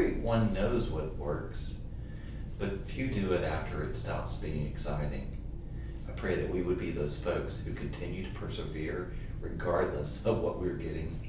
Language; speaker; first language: English; native; English